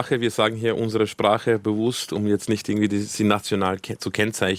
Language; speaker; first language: German; early bilingual, other home language; Croatian